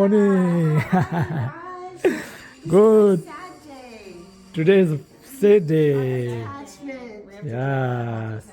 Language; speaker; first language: English; non-native, learner; Tibetan